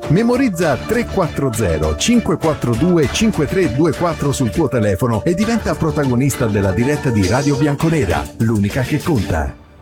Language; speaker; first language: Italian; native; Italian